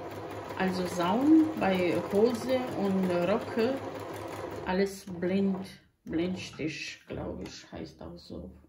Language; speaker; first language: German; non-native, learner; Croatian